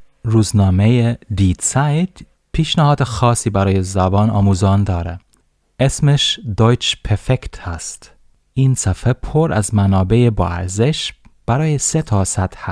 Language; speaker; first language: Persian; non-native, fluent; German